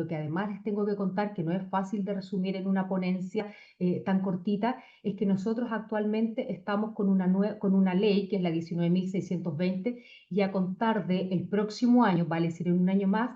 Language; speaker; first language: Spanish; native; Spanish